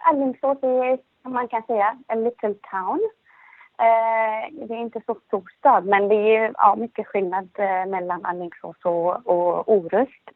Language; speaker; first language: Swedish; non-native, learner; Arabic